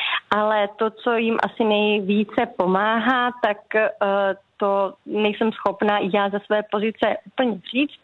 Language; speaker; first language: Czech; native; Czech